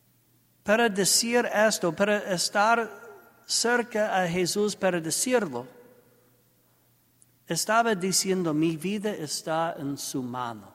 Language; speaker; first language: Spanish; non-native, learner; English